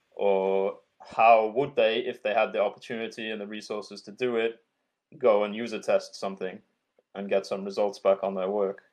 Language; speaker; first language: English; native; English